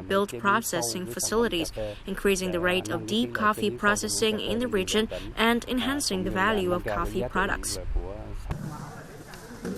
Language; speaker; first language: English; non-native, fluent; Vietnamese